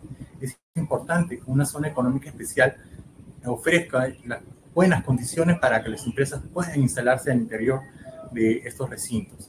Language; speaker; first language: Spanish; native; Spanish